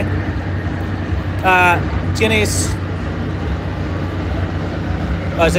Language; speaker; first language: Spanish; non-native, learner; English